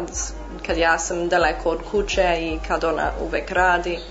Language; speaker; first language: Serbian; early bilingual, heritage; English